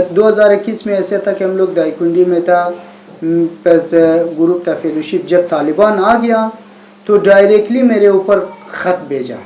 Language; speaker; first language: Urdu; non-native, learner; Persian